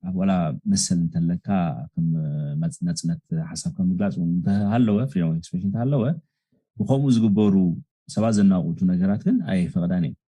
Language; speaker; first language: Tigrinya; native; Tigrinya